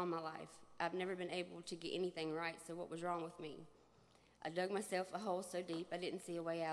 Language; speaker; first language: English; native; English